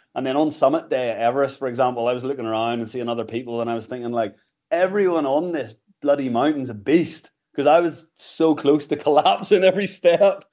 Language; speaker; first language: English; native; English